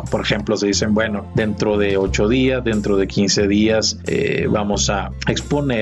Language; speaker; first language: Spanish; native; Spanish